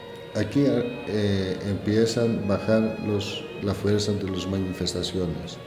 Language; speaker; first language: Spanish; non-native, learner; Greek